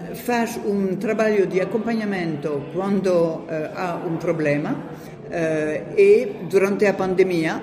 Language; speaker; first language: Portuguese; non-native, fluent; French